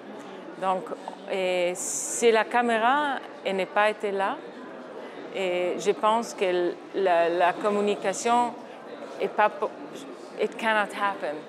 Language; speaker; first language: French; non-native, fluent; Hebrew